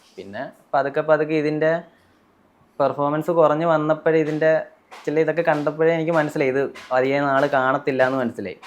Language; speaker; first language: Malayalam; native; Malayalam